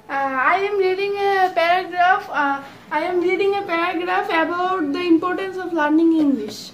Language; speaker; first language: English; non-native, learner; Bangla